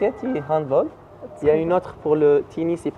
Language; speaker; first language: French; non-native, learner; Arabic